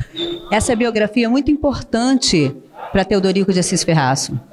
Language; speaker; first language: Portuguese; native; Portuguese